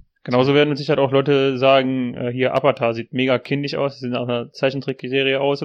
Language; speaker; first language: German; native; German